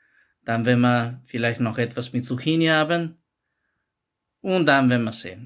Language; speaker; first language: German; non-native, fluent; Italian